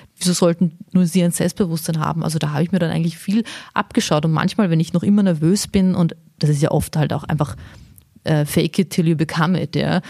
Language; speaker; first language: German; early bilingual, other home language; Bosnian